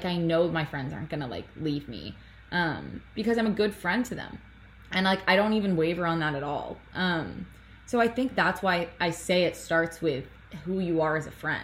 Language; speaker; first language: English; native; English